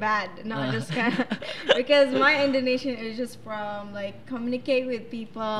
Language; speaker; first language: English; non-native, fluent; Arabic